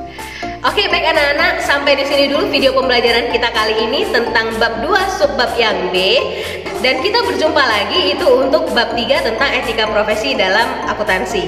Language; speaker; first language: Indonesian; native; Indonesian